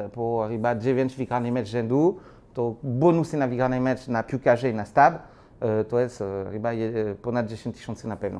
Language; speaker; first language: Polish; non-native, learner; French